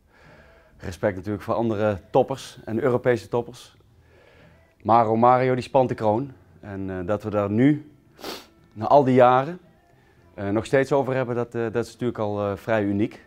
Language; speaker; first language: Dutch; native; Dutch